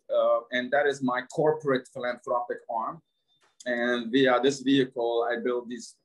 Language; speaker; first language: English; non-native, fluent; Arabic